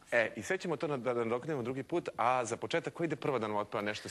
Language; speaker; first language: Serbian; native; Serbian